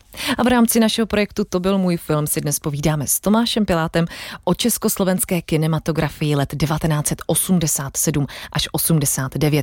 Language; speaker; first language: Czech; native; Czech